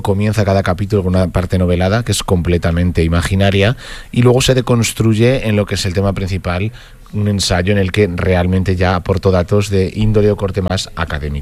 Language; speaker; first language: Spanish; native; Spanish